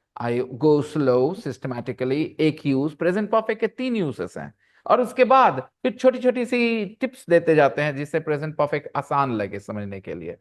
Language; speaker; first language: Hindi; native; Hindi